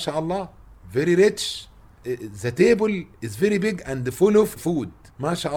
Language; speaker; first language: English; non-native, learner; Arabic